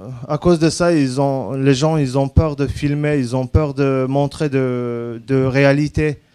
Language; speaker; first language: French; non-native, learner; Azerbaijani